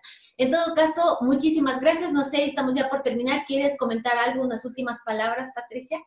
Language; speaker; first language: Spanish; native; Spanish